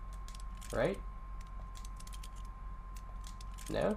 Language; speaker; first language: English; native; English